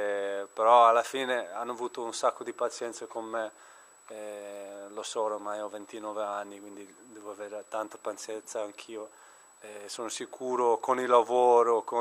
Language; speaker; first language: Italian; early bilingual, heritage; Italian